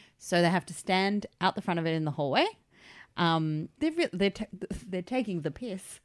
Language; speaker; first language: English; native; English